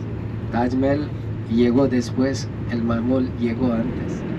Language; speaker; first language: Spanish; non-native, fluent; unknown